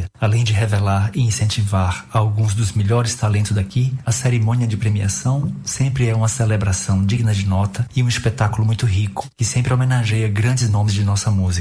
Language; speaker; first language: Portuguese; native; Portuguese